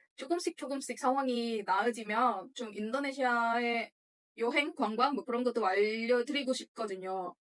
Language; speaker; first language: Korean; non-native, fluent; Indonesian